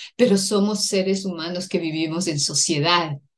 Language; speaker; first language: Spanish; native; Spanish